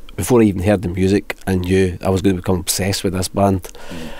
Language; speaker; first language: English; native; English